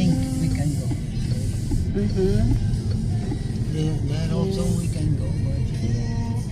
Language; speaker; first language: English; non-native, fluent; Dutch